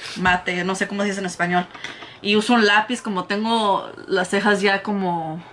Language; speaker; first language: Spanish; early bilingual, heritage; Spanish